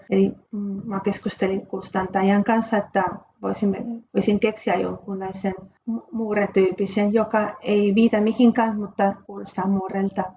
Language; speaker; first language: Finnish; non-native, fluent; Spanish